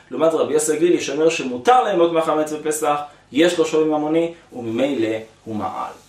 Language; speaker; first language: Hebrew; native; Hebrew